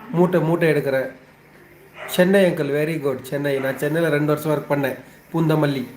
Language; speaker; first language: Tamil; non-native, local second language; Telugu